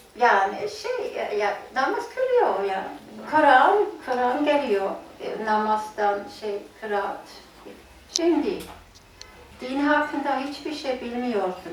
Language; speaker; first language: Turkish; non-native, fluent; German